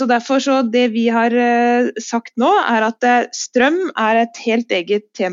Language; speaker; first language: Norwegian; native; Norwegian